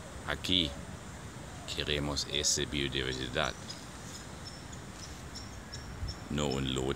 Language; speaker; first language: Spanish; non-native, learner; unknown